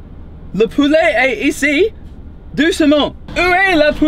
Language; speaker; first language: French; non-native, learner; English